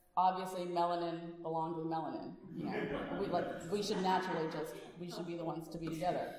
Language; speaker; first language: English; early bilingual, other home language; Hindi